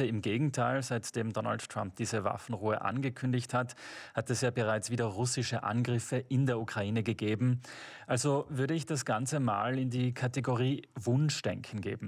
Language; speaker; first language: German; native; German